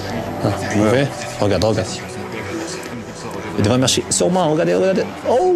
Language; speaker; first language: French; non-native, local second language; Arabic